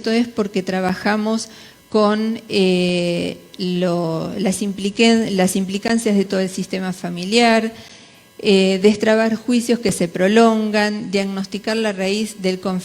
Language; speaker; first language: Spanish; native; Spanish